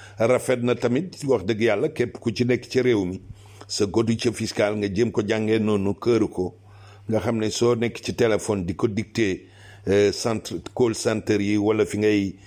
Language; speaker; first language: Wolof; non-native, local second language; Serer